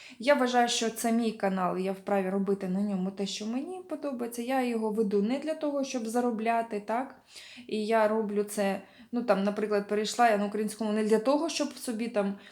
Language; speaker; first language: Ukrainian; non-native, local second language; Russian